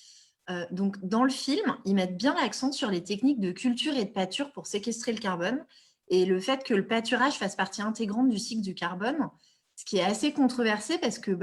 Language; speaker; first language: French; native; French